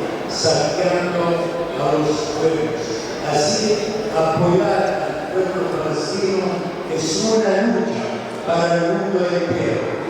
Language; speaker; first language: Spanish; non-native, fluent; Arabic